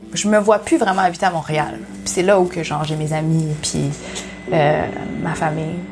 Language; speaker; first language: French; early bilingual, other home language; Vietnamese